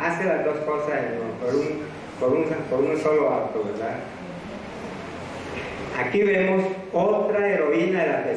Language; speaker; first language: Spanish; native; Spanish